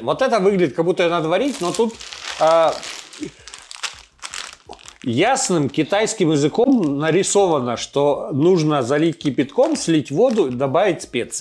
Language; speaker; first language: Russian; native; Russian